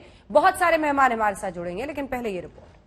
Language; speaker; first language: Hindi; native; Hindi